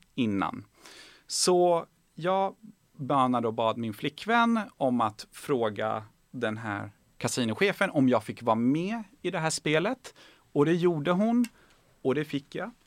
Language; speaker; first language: Swedish; early bilingual, other home language; Persian